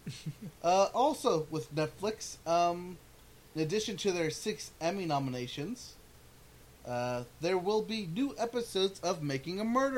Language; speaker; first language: English; native; English